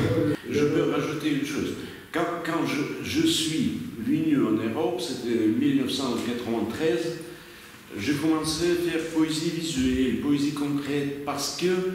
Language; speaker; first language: French; non-native, learner; Russian